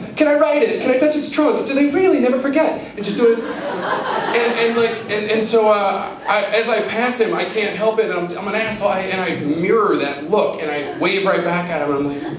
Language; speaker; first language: English; native; English